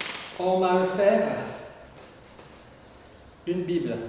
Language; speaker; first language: French; native; French